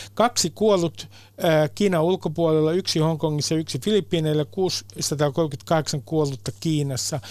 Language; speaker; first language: Finnish; native; Finnish